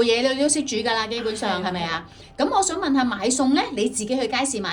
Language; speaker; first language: Cantonese; native; Cantonese